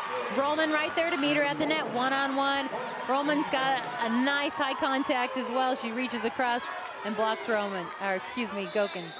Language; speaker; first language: English; native; English